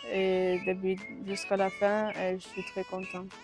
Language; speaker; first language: French; non-native, local second language; Rundi